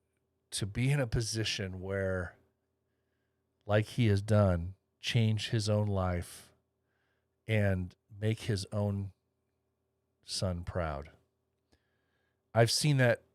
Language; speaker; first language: English; native; English